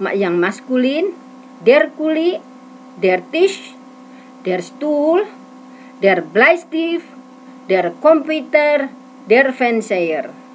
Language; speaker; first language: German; non-native, fluent; Indonesian